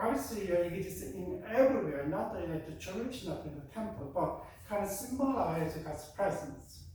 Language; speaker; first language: English; non-native, fluent; Korean